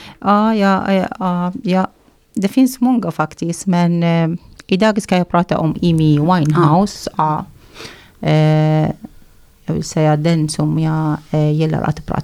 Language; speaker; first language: Swedish; non-native, learner; Arabic